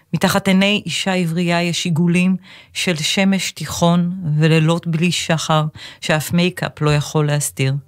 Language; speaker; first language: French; non-native, fluent; Hebrew